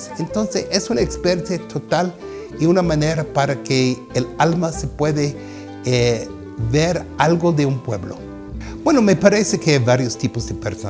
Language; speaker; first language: Spanish; non-native, fluent; English